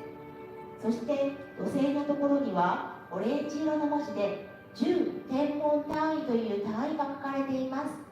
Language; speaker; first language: Japanese; native; Japanese